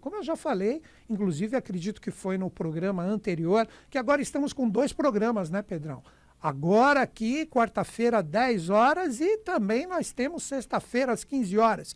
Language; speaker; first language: Portuguese; native; Portuguese